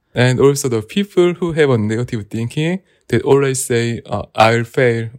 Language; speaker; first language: English; non-native, learner; Korean